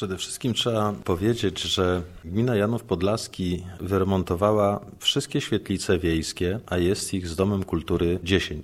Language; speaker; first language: Polish; native; Polish